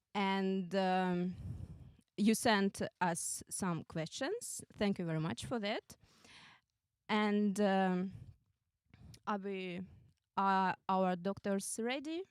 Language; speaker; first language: English; non-native, fluent; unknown